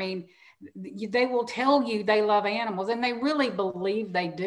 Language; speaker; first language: English; native; English